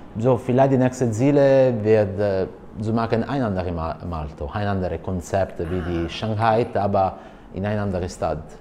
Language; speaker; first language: German; non-native, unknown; Italian